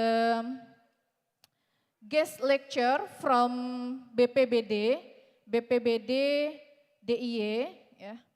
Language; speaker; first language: English; non-native, learner; Indonesian